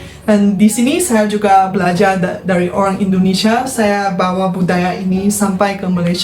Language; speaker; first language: Indonesian; non-native, fluent; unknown